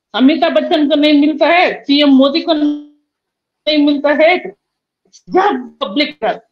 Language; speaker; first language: Hindi; non-native, local second language; Kannada